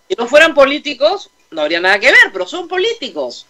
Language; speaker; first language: Spanish; native; Spanish